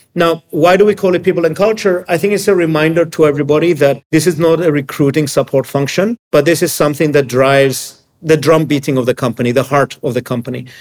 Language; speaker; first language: English; early bilingual, other home language; Greek